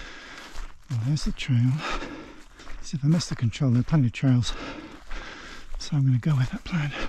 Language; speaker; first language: English; native; English